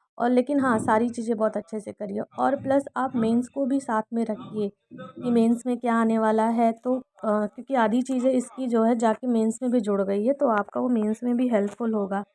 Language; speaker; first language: Hindi; native; Hindi